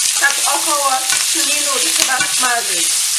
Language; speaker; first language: Polish; non-native, learner; Chinese